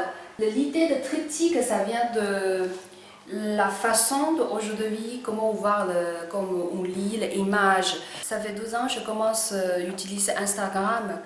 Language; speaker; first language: French; non-native, fluent; Chinese